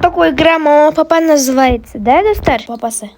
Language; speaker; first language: Russian; non-native, local second language; Kazakh